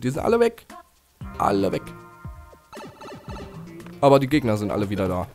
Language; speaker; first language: German; native; German